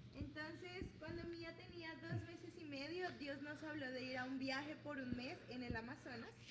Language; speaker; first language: Spanish; native; Spanish